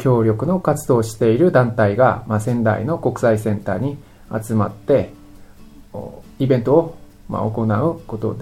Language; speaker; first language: Japanese; non-native, fluent; Korean